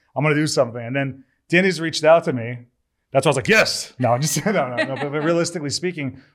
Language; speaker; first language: English; early bilingual, other home language; Greek